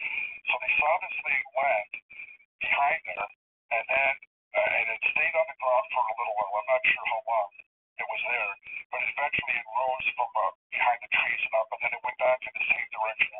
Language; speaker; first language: English; native; English